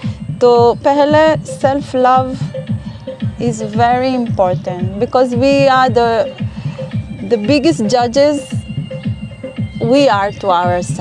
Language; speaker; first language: Hindi; non-native, learner; Hebrew